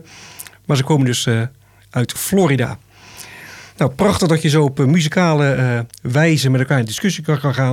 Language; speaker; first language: Dutch; native; Dutch